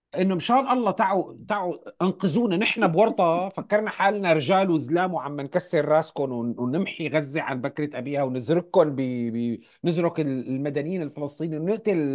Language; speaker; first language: Arabic; native; Arabic